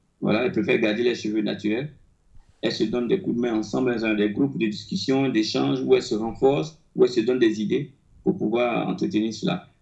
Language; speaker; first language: French; non-native, local second language; Akan